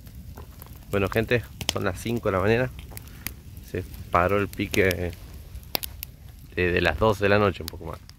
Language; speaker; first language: Spanish; native; Spanish